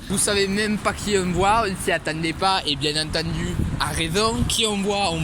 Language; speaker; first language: French; native; French